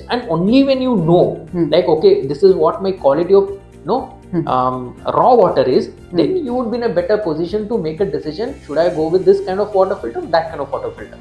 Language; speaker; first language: English; non-native, local second language; Hindi